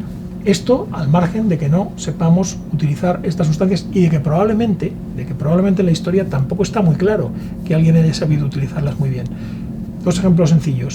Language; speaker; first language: Spanish; native; Spanish